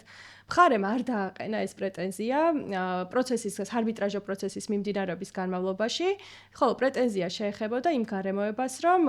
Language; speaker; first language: Georgian; native; Georgian